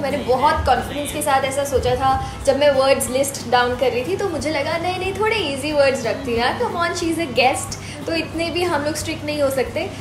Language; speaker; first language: Hindi; native; Hindi